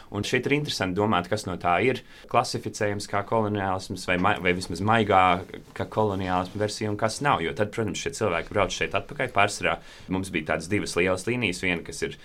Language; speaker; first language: Latvian; native; Latvian